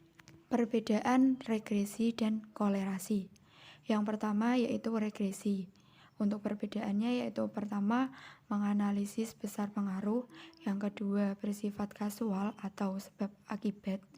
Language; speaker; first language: Indonesian; native; Indonesian